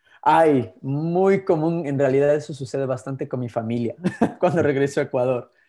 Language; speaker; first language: Spanish; early bilingual, heritage; Spanish